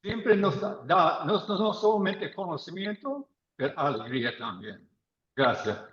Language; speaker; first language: Spanish; non-native, fluent; English